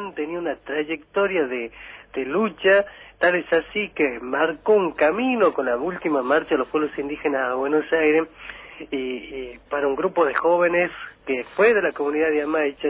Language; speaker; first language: Spanish; native; Spanish